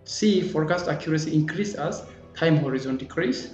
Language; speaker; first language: English; non-native, local second language; Amharic